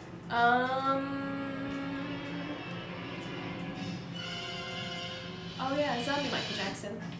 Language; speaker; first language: English; early bilingual, other home language; Korean